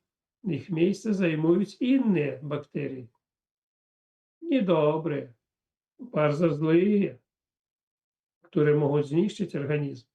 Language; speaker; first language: Polish; non-native, fluent; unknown